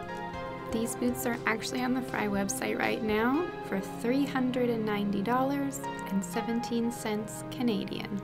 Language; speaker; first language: English; native; English